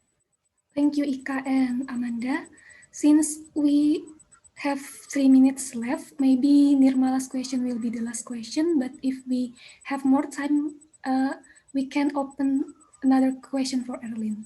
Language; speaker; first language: English; non-native, learner; Indonesian